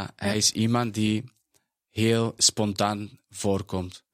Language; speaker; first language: Dutch; non-native, fluent; Spanish